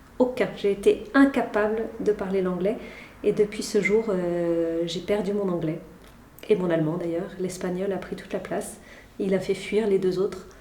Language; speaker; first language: French; native; French